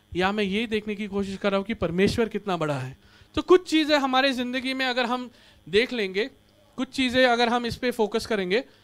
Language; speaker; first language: Hindi; non-native, local second language; Marathi